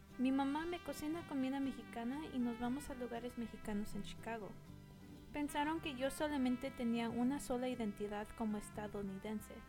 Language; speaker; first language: Spanish; early bilingual, heritage; Spanish